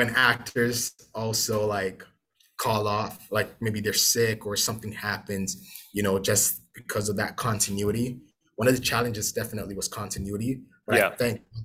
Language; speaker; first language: English; non-native, local second language; Akan